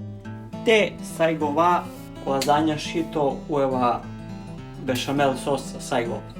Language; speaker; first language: Japanese; non-native, learner; Serbian